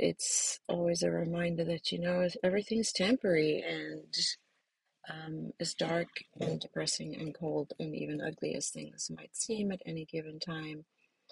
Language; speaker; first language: English; native; English